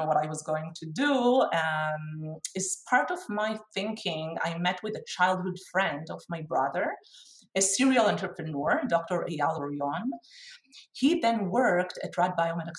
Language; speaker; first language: English; non-native, fluent; Hebrew